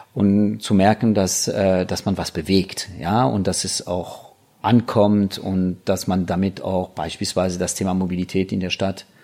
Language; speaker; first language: German; non-native, fluent; French